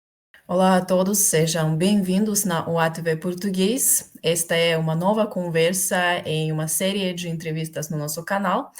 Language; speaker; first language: Portuguese; non-native, fluent; Ukrainian